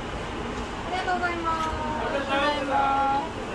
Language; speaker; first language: Japanese; native; Japanese